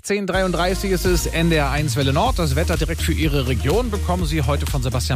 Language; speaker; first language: German; native; German